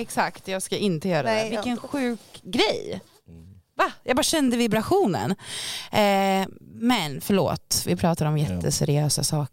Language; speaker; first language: Swedish; native; Swedish